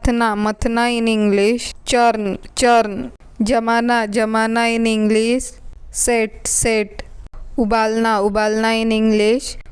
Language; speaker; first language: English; non-native, local second language; Hindi